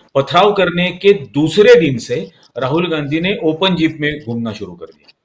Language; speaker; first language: Hindi; non-native, local second language; Marathi